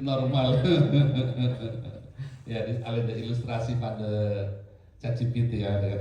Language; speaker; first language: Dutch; non-native, learner; Indonesian